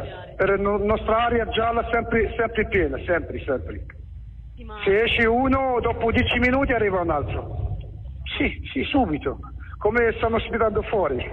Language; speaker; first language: Italian; non-native, learner; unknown